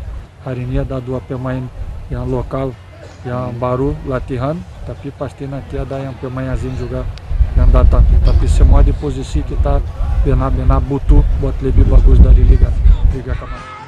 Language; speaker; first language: Indonesian; non-native, learner; Portuguese